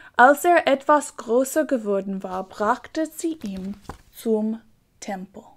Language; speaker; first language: German; non-native, learner; English